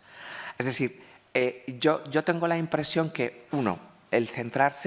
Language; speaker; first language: Spanish; native; Spanish